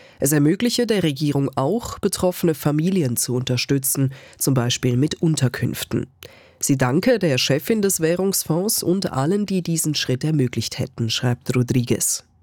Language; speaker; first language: German; native; German